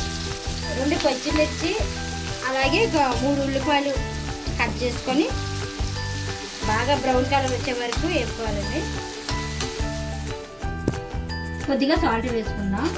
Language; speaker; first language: Telugu; native; Telugu